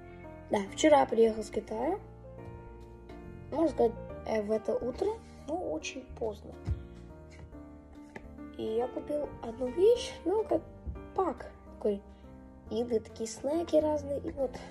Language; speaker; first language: Russian; early bilingual, heritage; Russian